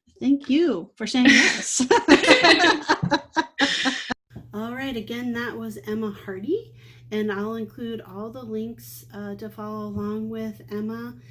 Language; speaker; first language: English; native; English